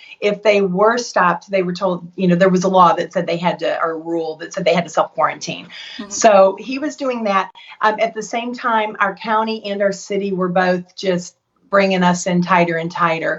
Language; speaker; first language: English; native; English